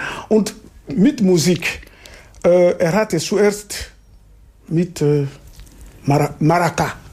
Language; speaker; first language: German; non-native, fluent; Lingala